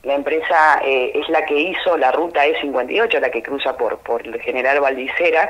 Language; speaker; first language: Spanish; native; Spanish